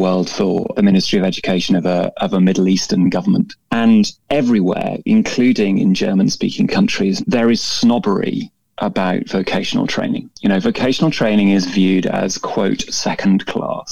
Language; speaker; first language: English; native; English